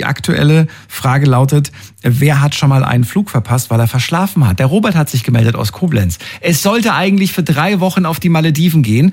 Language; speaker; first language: German; native; German